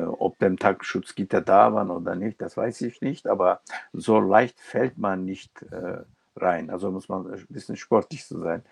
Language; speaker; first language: German; non-native, local second language; Turkish